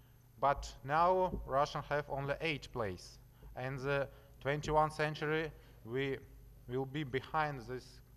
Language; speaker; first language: English; non-native, learner; Russian